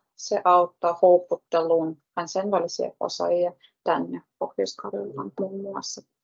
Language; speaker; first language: Finnish; non-native, learner; Russian